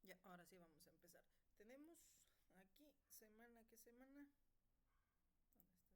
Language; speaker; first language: Spanish; native; Spanish